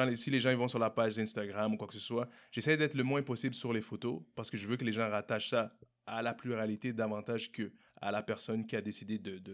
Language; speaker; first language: French; native; French